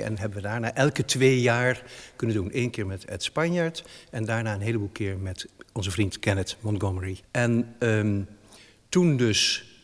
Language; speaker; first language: Dutch; native; Dutch